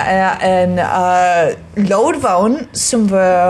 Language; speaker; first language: Danish; non-native, learner; English